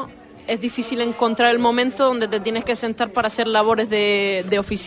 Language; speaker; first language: Spanish; native; Spanish